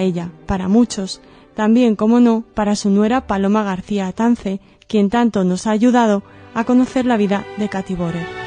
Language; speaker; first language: Spanish; native; Spanish